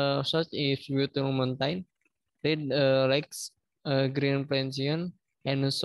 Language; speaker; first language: English; non-native, learner; Indonesian